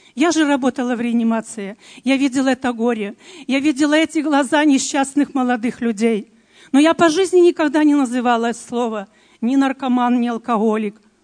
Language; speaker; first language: Russian; native; Russian